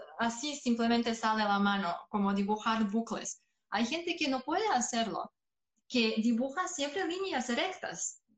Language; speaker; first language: Spanish; non-native, fluent; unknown